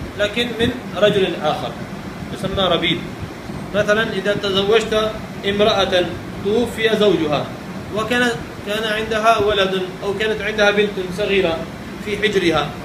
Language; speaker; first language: Arabic; non-native, fluent; Urdu